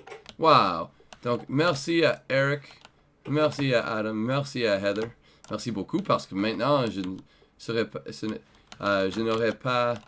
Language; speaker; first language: French; non-native, learner; English